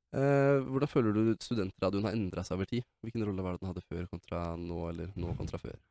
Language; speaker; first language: Norwegian; native; Norwegian